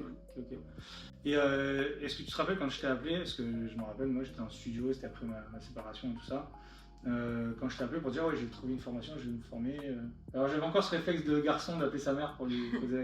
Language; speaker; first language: French; native; French